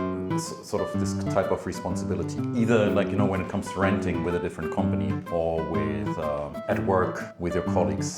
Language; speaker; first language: English; non-native, fluent; German